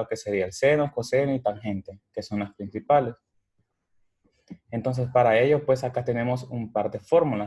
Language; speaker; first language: Spanish; native; Spanish